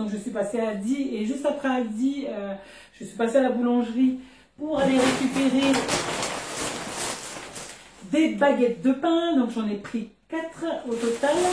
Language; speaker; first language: French; native; French